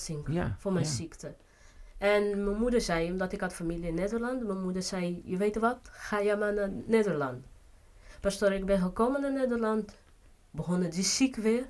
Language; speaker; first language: Dutch; non-native, fluent; Portuguese